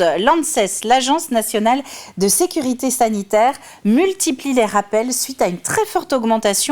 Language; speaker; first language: French; native; French